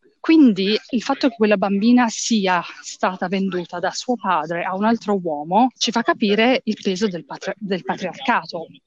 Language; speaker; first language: Italian; early bilingual, other home language; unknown